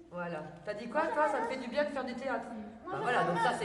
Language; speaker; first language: French; native; French